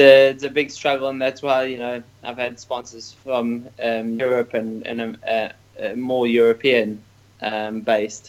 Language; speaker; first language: English; native; English